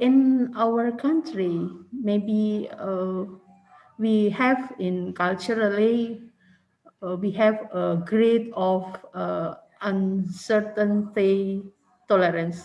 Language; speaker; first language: English; non-native, learner; Indonesian